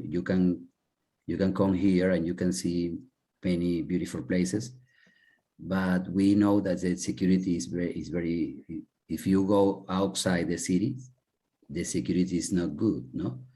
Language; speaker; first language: English; non-native, learner; Spanish